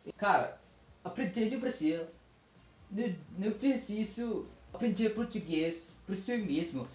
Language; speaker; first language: Portuguese; non-native, learner; Filipino